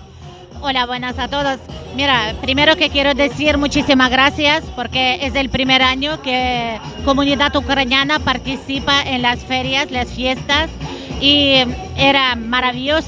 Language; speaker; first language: Spanish; non-native, fluent; Ukrainian